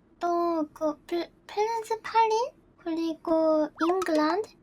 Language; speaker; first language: Korean; non-native, learner; Japanese